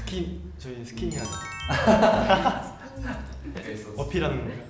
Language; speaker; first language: Korean; native; Korean